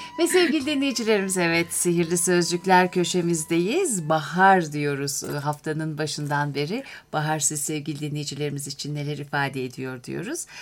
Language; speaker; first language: Turkish; native; Turkish